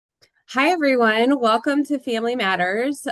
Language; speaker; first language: English; native; English